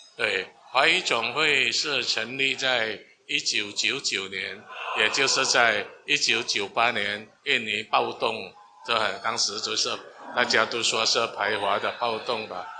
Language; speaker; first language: Chinese; non-native, fluent; Min Nan Chinese